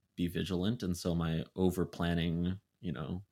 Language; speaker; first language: English; native; English